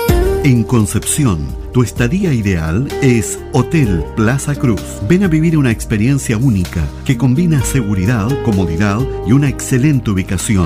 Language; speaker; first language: Spanish; native; Spanish